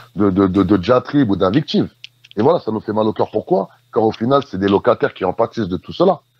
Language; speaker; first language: French; native; French